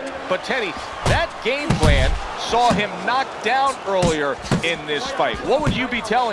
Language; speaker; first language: English; native; English